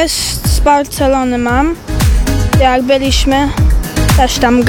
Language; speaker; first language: Polish; early bilingual, heritage; Polish